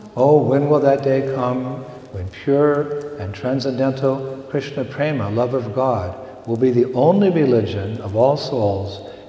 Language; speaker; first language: English; native; English